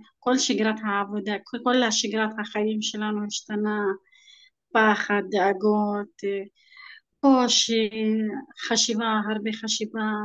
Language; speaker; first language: Hebrew; non-native, local second language; Arabic